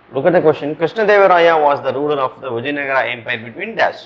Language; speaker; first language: English; non-native, local second language; Tamil